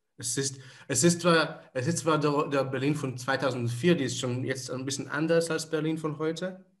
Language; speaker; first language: German; non-native, fluent; Hebrew